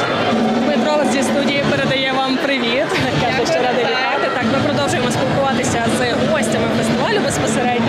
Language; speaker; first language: Ukrainian; native; Ukrainian